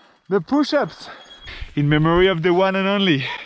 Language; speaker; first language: English; non-native, fluent; French